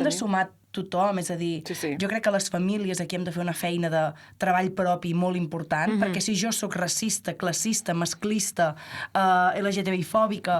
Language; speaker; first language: Catalan; native; Catalan